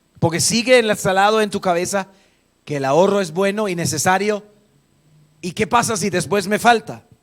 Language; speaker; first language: Spanish; non-native, fluent; German